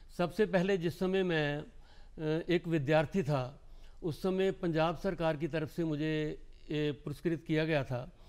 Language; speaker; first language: Hindi; non-native, local second language; Punjabi